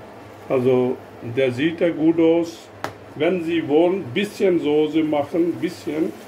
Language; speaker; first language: German; non-native, fluent; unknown